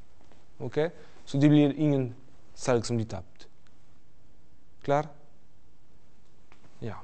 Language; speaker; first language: Norwegian; non-native, fluent; French